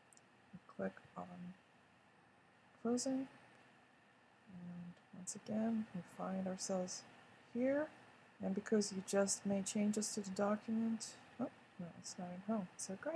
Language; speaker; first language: English; native; English